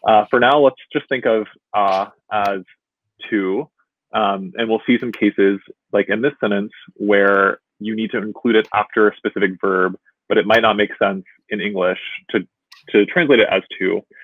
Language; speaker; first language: English; native; English